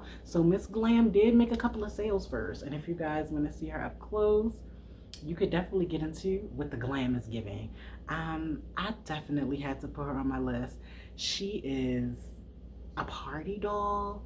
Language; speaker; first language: English; native; English